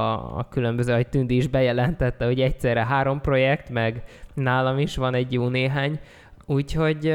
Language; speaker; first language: Hungarian; native; Hungarian